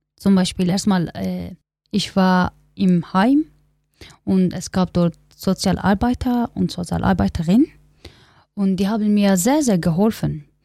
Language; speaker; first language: German; non-native, learner; Kurdish